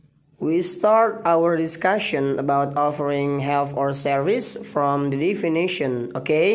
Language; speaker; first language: English; non-native, fluent; Indonesian